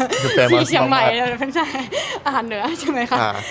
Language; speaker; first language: Thai; non-native, learner; German